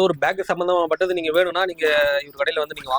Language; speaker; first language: Tamil; native; Tamil